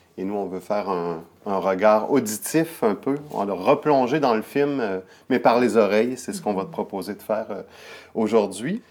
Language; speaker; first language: French; native; French